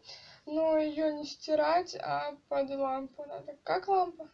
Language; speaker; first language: Russian; native; Russian